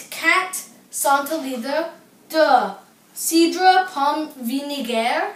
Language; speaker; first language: French; non-native, learner; English